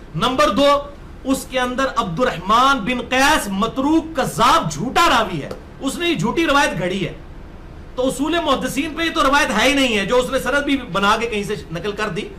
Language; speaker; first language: Urdu; non-native, local second language; Punjabi